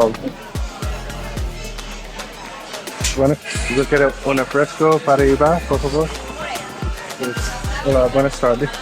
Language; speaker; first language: Spanish; non-native, learner; English